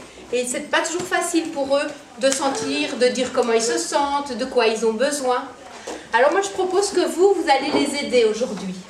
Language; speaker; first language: French; native; French